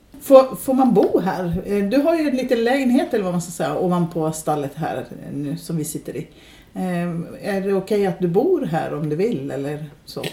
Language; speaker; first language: Swedish; native; Swedish